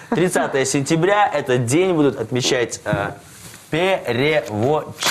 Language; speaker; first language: Russian; native; Russian